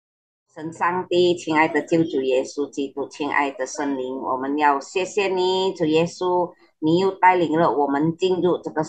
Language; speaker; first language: Chinese; early bilingual, heritage; Chinese